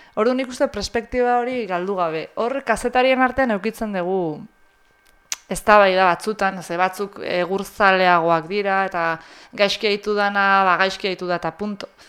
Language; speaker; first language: Basque; native; Basque